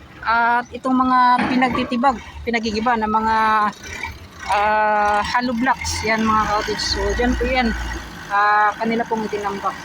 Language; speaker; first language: Filipino; non-native, local second language; Cebuano